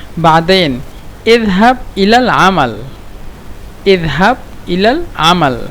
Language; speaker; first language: Egyptian Arabic; non-native, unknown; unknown